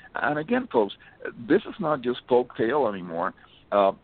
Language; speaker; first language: English; early bilingual, other home language; Spanish